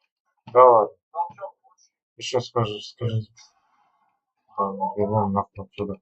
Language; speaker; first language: Russian; native; Russian